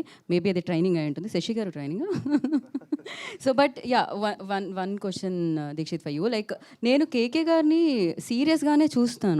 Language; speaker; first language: Telugu; native; Telugu